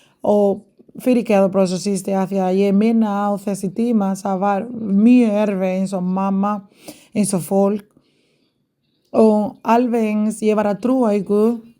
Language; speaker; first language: Icelandic; non-native, learner; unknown